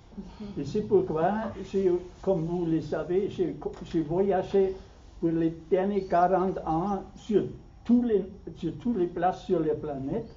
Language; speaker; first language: French; non-native, fluent; German